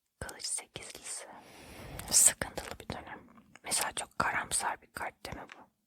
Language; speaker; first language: Turkish; native; Turkish